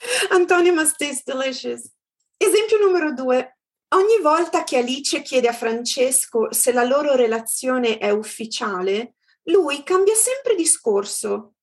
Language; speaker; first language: Italian; native; Italian